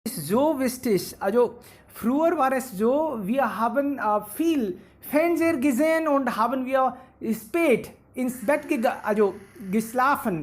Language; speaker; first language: German; non-native, fluent; Hindi